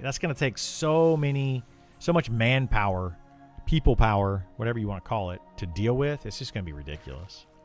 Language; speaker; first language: English; native; English